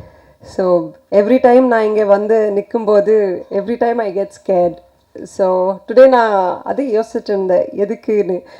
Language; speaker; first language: Tamil; non-native, fluent; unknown